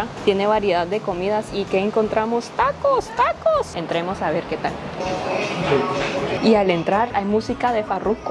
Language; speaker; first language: Spanish; native; Spanish